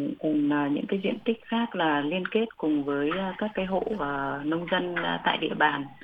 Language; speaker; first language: Vietnamese; non-native, local second language; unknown